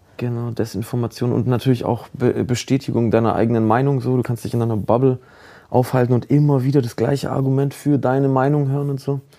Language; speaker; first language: German; early bilingual, other home language; Polish